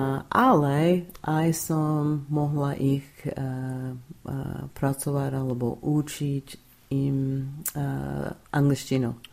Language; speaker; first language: Slovak; non-native, fluent; English